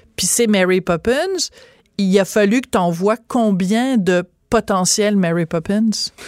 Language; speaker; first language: French; native; French